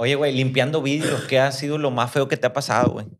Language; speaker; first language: Spanish; native; Spanish